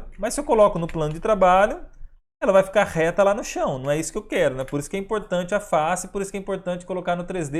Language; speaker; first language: Portuguese; native; Portuguese